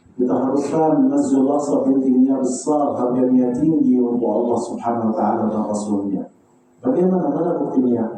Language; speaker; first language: Malay; non-native, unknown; Arabic